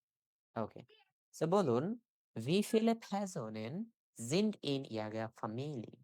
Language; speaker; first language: German; non-native, learner; Bangla